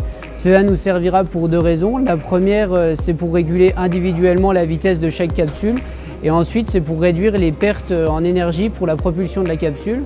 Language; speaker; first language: French; native; French